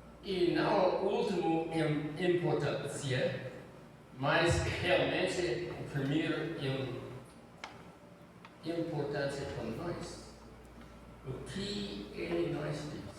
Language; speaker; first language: Portuguese; non-native, fluent; English